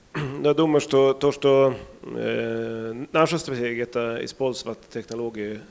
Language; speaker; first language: Russian; non-native, fluent; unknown